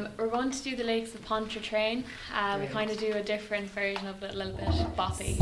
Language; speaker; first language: English; native; English